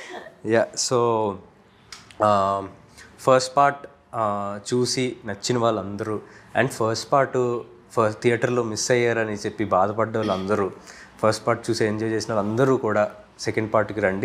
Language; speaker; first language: Telugu; native; Telugu